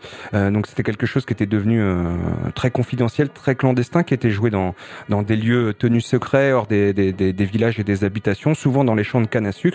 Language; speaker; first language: French; native; French